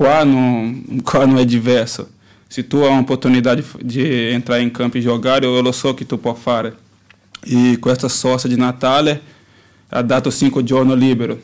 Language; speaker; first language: Italian; non-native, learner; Portuguese